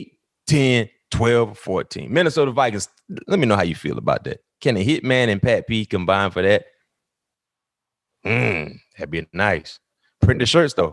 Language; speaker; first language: English; native; English